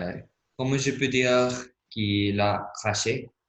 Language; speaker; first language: French; non-native, learner; Spanish